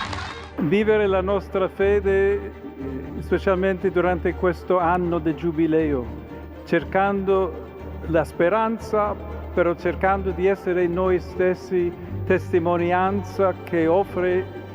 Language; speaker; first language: Italian; non-native, fluent; English